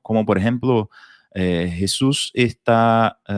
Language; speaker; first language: Spanish; non-native, fluent; Portuguese